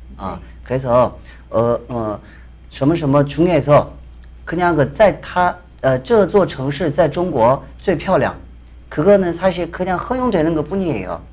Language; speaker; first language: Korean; non-native, fluent; Chinese